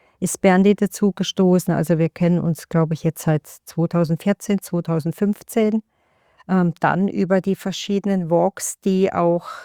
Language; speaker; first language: German; native; German